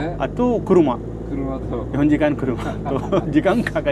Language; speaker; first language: Japanese; non-native, learner; Hindi